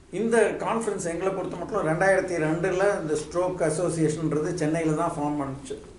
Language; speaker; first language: Tamil; native; Tamil